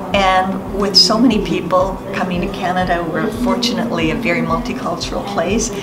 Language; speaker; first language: English; native; English